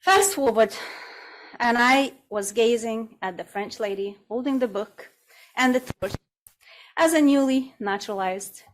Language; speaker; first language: English; non-native, fluent; Russian